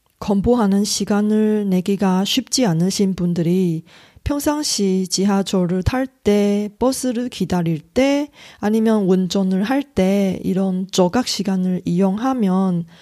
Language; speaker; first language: Korean; non-native, fluent; Chinese